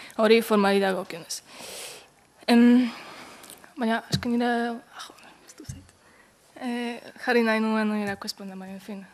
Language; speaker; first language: Basque; non-native, fluent; Polish